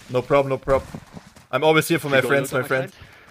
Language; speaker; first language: English; non-native, learner; German